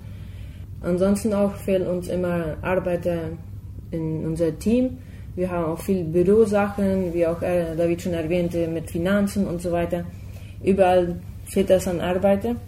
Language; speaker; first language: German; non-native, fluent; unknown